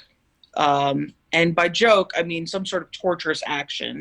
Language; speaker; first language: English; native; English